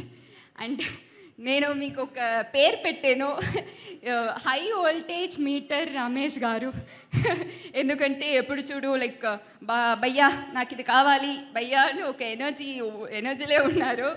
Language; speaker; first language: Telugu; non-native, learner; Tamil